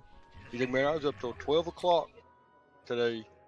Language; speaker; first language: English; native; English